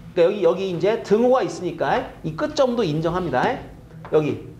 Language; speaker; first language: Korean; native; Korean